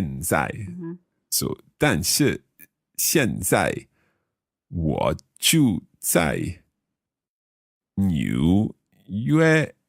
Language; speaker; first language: Chinese; non-native, learner; English